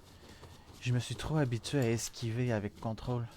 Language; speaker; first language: French; native; French